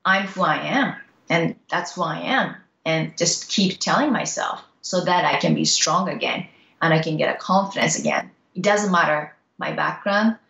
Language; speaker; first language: English; non-native, fluent; Japanese